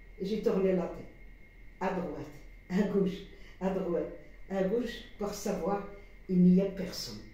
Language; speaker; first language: French; non-native, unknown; Arabic